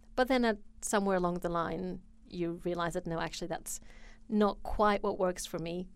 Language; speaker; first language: English; non-native, fluent; Finnish